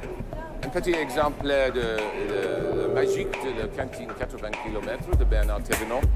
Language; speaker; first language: French; non-native, fluent; English